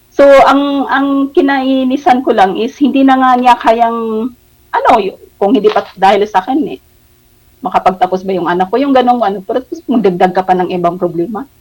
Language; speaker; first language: Filipino; non-native, local second language; Cebuano